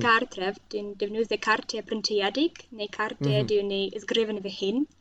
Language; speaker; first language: Welsh; non-native, fluent; Russian